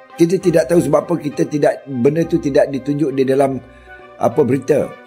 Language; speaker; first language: Malay; native; Malay